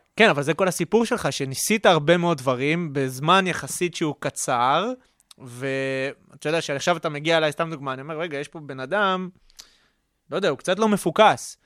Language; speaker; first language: Hebrew; native; Hebrew